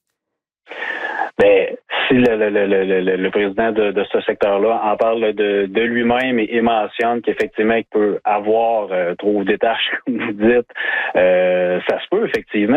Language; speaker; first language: French; native; French